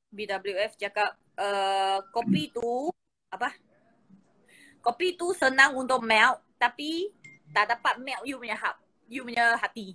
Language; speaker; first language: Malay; non-native, local second language; Chinese